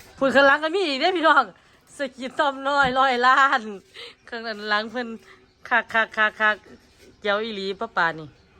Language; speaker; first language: Thai; native; Thai